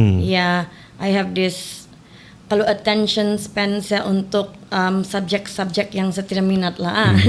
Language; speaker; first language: Malay; native; Malay